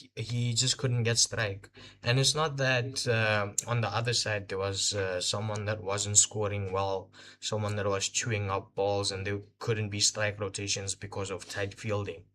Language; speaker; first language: English; non-native, local second language; Hindi